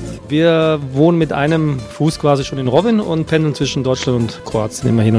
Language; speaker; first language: German; early bilingual, other home language; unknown